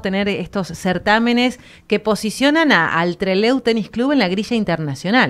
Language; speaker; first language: Spanish; native; Spanish